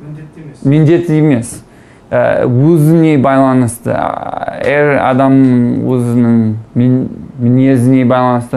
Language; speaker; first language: Kazakh; non-native, learner; English